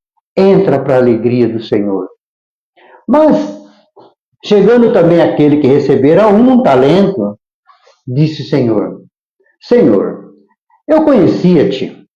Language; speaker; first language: Portuguese; native; Portuguese